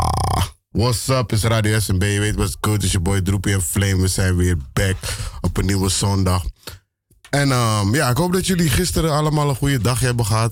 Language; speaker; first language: Dutch; native; Dutch